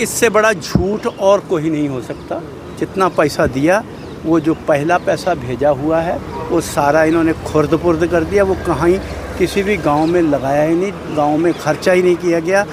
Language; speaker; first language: Hindi; non-native, local second language; Punjabi